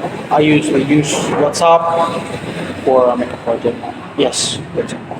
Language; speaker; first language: English; non-native, learner; Indonesian